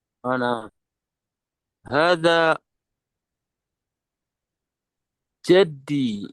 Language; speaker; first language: Arabic; non-native, learner; Indonesian